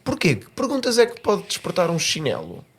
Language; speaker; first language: Portuguese; native; Portuguese